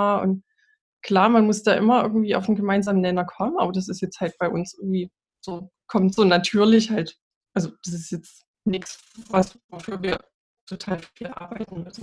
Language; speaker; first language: German; native; German